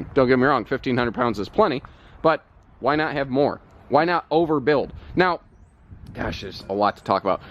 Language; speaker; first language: English; native; English